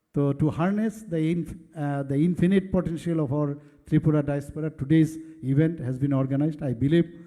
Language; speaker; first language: English; non-native, local second language; Bangla